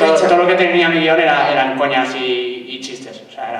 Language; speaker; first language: Spanish; native; Spanish